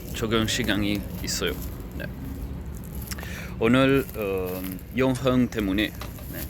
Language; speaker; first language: Korean; non-native, learner; French